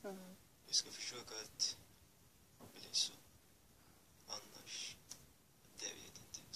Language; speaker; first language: Swedish; early bilingual, other home language; Persian